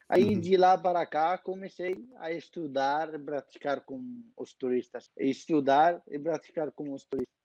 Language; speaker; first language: Portuguese; non-native, fluent; Arabic